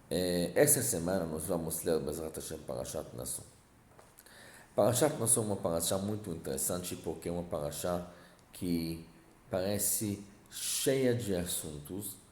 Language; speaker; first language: Portuguese; non-native, fluent; Hebrew